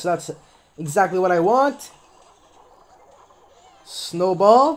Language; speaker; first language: English; native; English